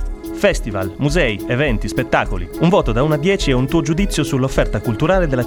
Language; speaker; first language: Italian; native; Italian